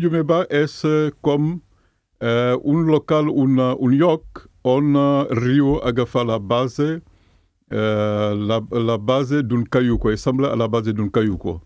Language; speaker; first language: Catalan; non-native, fluent; Mandingo